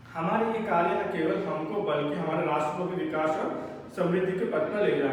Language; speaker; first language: Hindi; non-native, local second language; Telugu